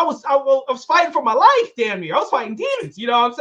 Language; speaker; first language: English; native; English